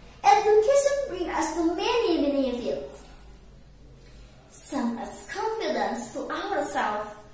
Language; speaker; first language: English; non-native, learner; Indonesian